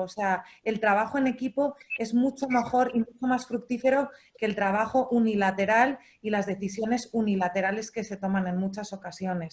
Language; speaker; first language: Spanish; native; Spanish